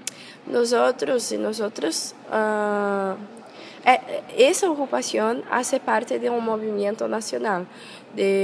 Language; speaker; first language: Spanish; non-native, fluent; Portuguese